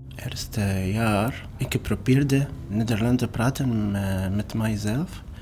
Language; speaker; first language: Dutch; non-native, learner; Arabic